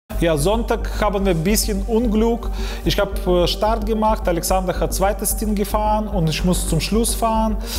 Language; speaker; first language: German; non-native, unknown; Ukrainian